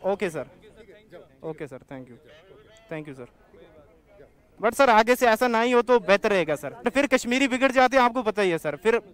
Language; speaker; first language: Hindi; native; Hindi